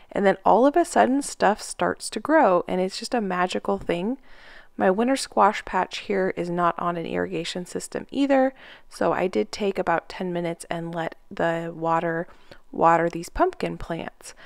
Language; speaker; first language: English; native; English